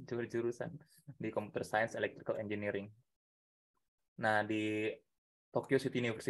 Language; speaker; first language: Indonesian; native; Indonesian